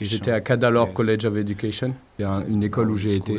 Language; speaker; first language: French; non-native, learner; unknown